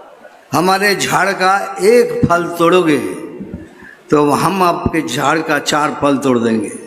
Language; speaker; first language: Hindi; non-native, local second language; Bangla